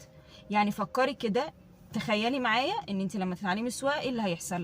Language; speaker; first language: Arabic; native; Arabic